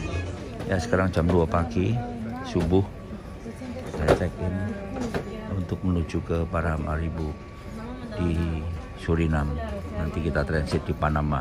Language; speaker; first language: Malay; non-native, local second language; Javanese